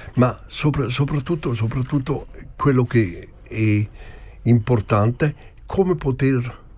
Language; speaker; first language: Italian; native; Italian